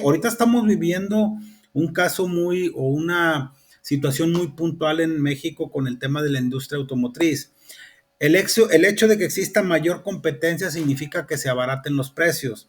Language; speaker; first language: Spanish; native; Spanish